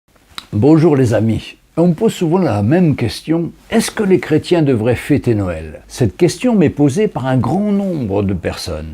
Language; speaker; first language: French; native; French